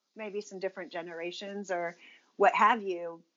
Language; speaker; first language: English; native; English